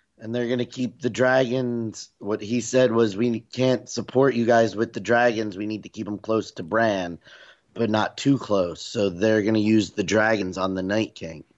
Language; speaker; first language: English; native; English